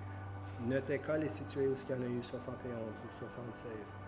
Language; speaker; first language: French; native; French